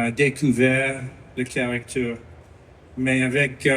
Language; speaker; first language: French; non-native, learner; English